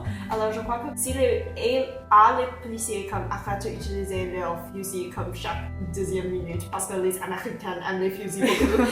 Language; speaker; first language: French; non-native, local second language; English